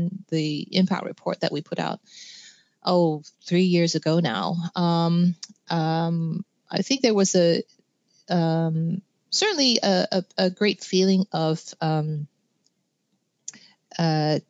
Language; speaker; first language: English; non-native, local second language; Cantonese